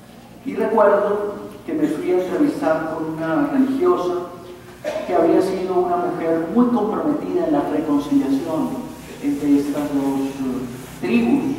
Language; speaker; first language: Spanish; native; Spanish